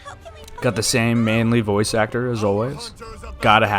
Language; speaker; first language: English; native; English